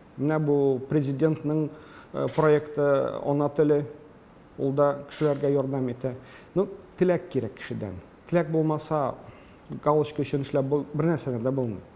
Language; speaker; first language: Tatar; early bilingual, heritage; Tatar